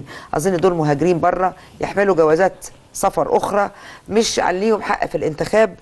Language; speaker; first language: Arabic; native; Arabic